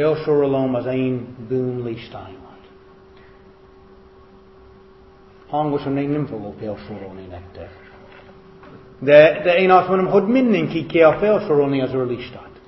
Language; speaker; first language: Hungarian; non-native, fluent; English